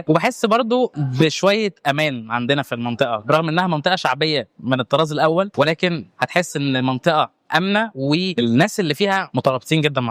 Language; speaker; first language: Arabic; native; Arabic